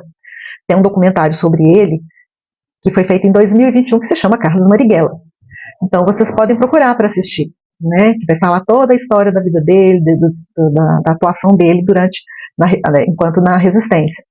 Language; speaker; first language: Portuguese; native; Portuguese